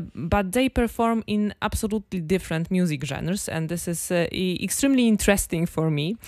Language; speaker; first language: English; non-native, fluent; Polish